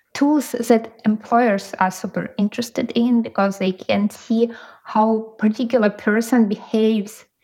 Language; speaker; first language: English; non-native, fluent; Ukrainian